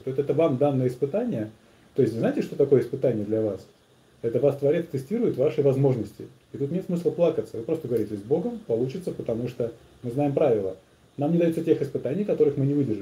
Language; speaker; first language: Russian; native; Russian